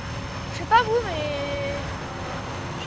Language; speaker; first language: French; native; French